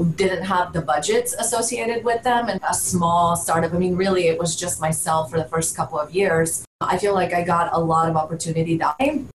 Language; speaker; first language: English; early bilingual, other home language; Bulgarian